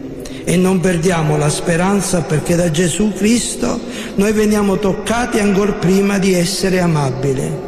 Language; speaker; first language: Italian; native; Italian